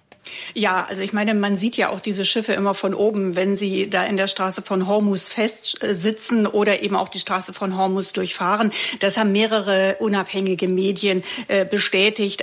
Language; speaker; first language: German; native; German